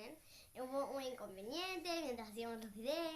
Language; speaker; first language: Spanish; native; Spanish